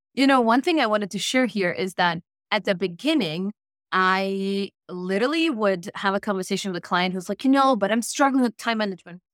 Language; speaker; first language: English; non-native, fluent; Polish